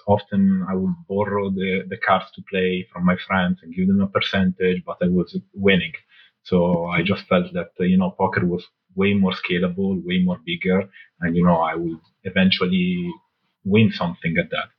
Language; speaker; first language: English; non-native, fluent; Italian